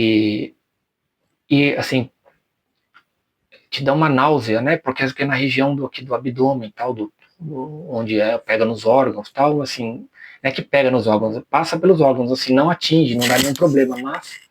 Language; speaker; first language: Portuguese; native; Portuguese